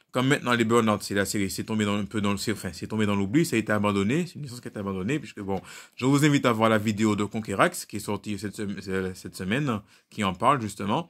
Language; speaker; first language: French; native; French